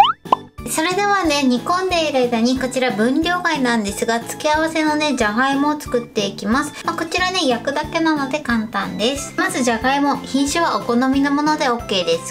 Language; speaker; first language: Japanese; native; Japanese